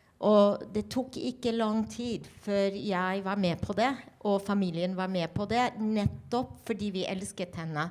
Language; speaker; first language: Norwegian; non-native, fluent; English